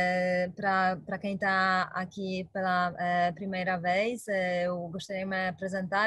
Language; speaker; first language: Portuguese; non-native, fluent; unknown